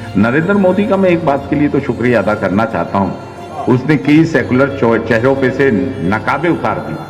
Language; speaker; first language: Urdu; native; Urdu